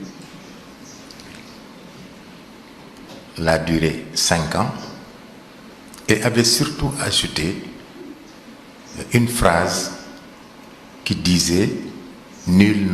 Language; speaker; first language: French; non-native, local second language; Wolof